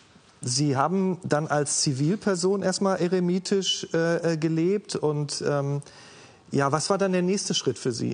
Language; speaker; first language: German; native; German